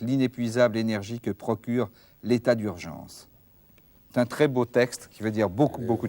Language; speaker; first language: French; native; French